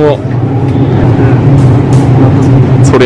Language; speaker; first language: Japanese; non-native, fluent; Korean